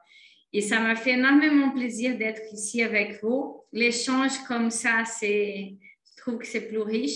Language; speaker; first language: French; non-native, fluent; Portuguese